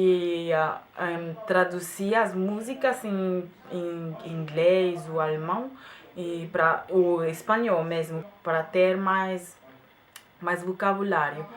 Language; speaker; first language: Portuguese; non-native, fluent; German